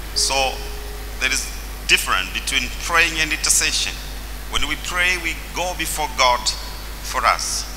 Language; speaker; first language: English; non-native, local second language; Swahili